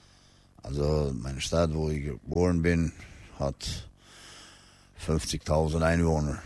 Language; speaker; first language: German; non-native, fluent; Albanian